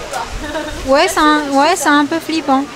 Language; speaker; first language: French; native; French